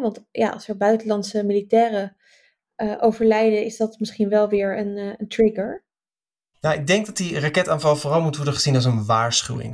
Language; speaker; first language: Dutch; native; Dutch